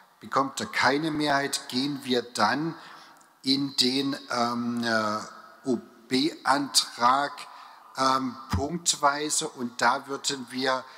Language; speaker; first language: German; native; German